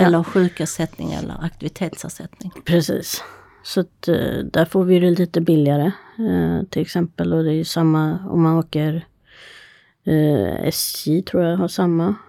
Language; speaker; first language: Swedish; native; Swedish